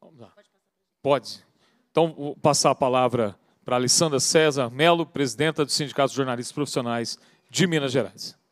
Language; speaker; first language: Portuguese; native; Portuguese